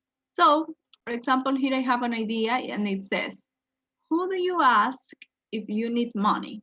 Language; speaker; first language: English; non-native, fluent; Spanish